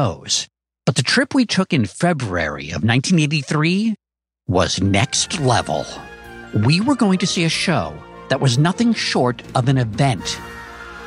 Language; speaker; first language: English; native; English